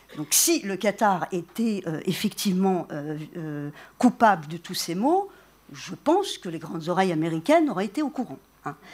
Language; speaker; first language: French; native; French